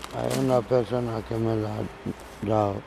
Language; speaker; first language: Spanish; non-native, learner; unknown